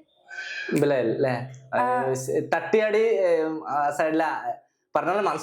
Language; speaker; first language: Malayalam; non-native, local second language; Bangla